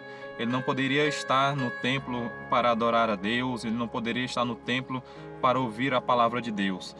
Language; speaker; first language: Portuguese; native; Portuguese